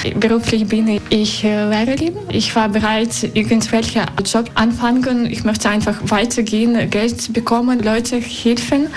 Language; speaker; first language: German; non-native, learner; Russian